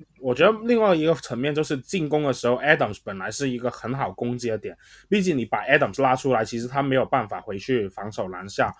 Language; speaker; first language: Chinese; non-native, local second language; Cantonese